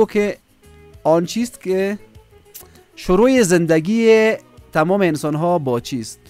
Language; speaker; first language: Persian; native; Persian